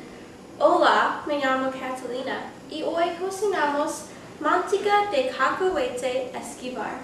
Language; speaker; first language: Spanish; non-native, learner; English